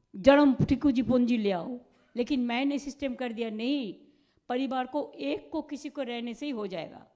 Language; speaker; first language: Hindi; non-native, local second language; Bangla